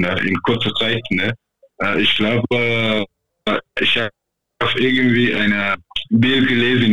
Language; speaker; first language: German; non-native, fluent; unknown